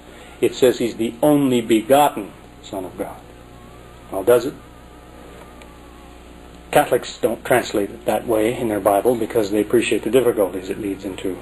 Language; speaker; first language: English; native; English